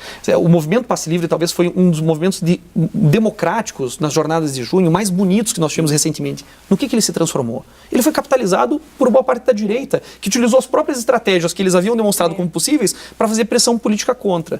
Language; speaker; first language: Portuguese; native; Portuguese